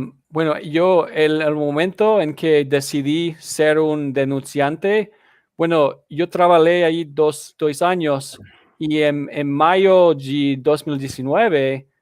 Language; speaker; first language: Spanish; non-native, fluent; English